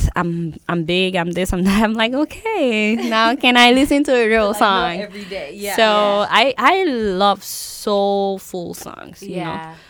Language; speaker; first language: English; non-native, local second language; Yoruba